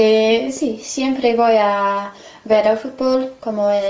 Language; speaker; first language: Spanish; non-native, learner; English